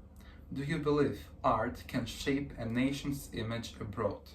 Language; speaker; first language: English; early bilingual, other home language; Russian